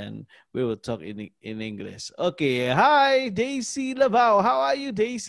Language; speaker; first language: English; non-native, learner; Indonesian